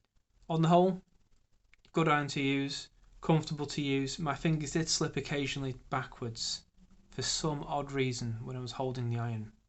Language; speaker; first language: English; native; English